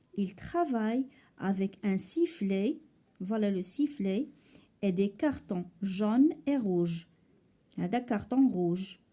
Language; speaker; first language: French; non-native, local second language; Arabic